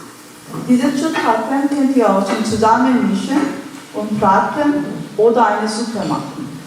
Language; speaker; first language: German; non-native, learner; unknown